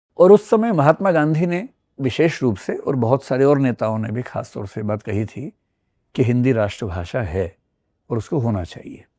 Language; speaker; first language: Hindi; native; Hindi